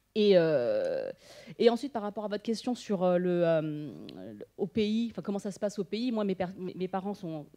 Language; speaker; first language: French; native; French